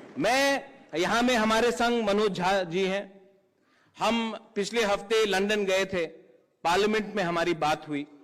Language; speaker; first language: Hindi; non-native, local second language; Kok Borok